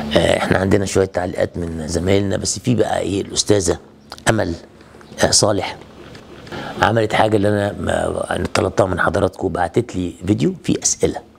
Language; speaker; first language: Egyptian Arabic; native; Egyptian Arabic